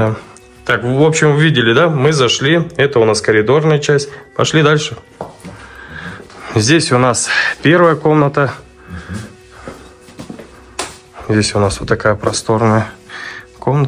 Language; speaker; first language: Russian; native; Russian